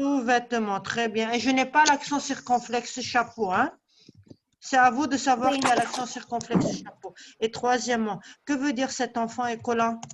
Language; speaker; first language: French; non-native, local second language; Arabic